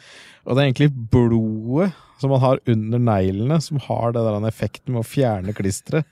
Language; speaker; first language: Norwegian; native; Norwegian